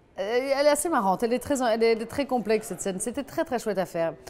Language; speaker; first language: French; native; French